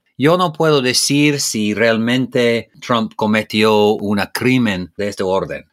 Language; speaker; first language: Spanish; non-native, fluent; English